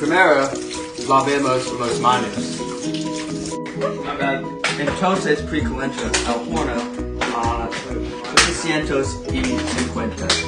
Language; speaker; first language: Spanish; non-native, learner; English